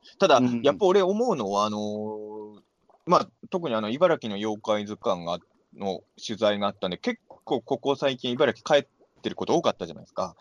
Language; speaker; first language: Japanese; native; Japanese